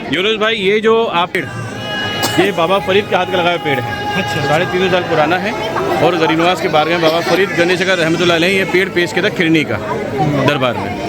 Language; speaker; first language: Hindi; native; Hindi